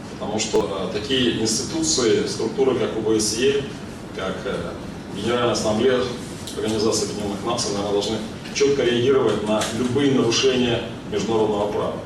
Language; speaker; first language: Russian; non-native, local second language; Ukrainian